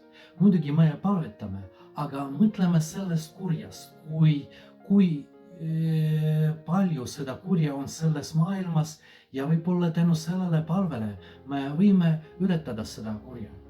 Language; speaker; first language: Estonian; non-native, fluent; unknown